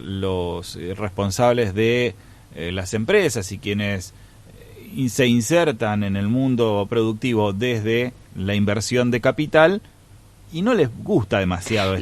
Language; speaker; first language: Spanish; native; Spanish